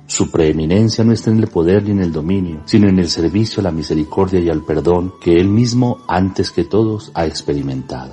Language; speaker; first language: Spanish; native; Spanish